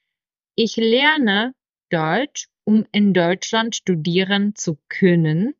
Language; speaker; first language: German; non-native, fluent; Czech